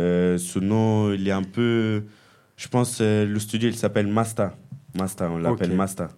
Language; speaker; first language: French; early bilingual, other home language; Kabuverdianu